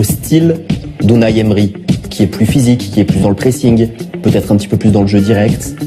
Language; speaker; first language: French; native; French